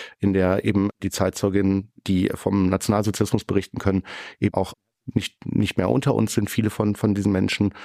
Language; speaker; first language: German; native; German